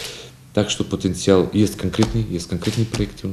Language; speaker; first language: Russian; non-native, fluent; Macedonian